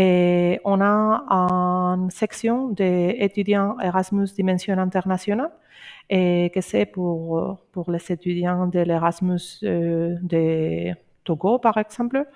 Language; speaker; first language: French; non-native, learner; Spanish